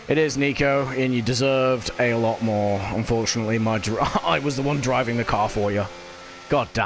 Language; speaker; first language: English; native; English